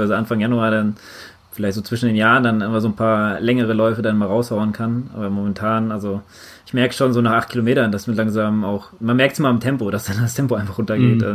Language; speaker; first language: German; native; German